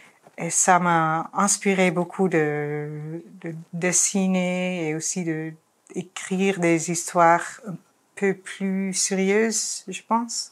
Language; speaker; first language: French; non-native, fluent; Dutch